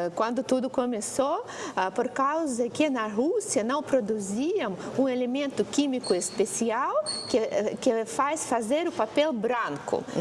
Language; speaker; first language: Portuguese; non-native, fluent; Russian